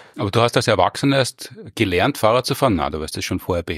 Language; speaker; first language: German; native; German